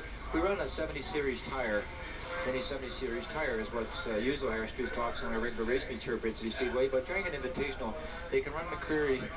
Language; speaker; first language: English; native; English